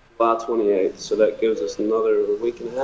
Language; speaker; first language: English; native; English